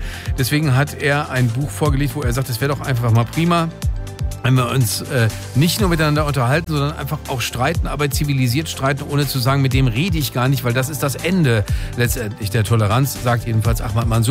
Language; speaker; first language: German; native; German